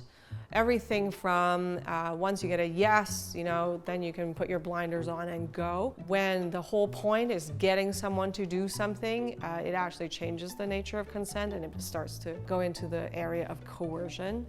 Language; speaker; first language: English; early bilingual, other home language; Cantonese